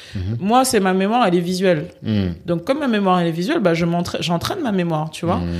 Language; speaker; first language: French; native; French